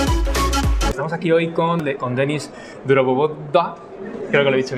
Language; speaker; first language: Spanish; native; Spanish